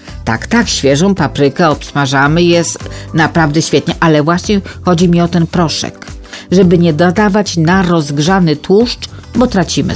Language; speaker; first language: Polish; native; Polish